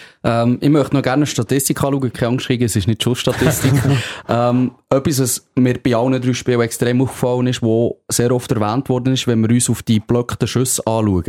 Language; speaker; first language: German; native; German